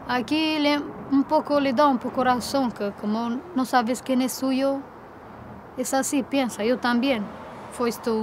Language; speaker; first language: Spanish; non-native, learner; Romanian